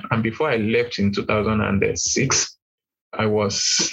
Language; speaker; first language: English; non-native, local second language; Yoruba